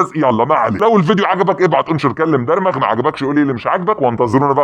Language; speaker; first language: Arabic; native; Arabic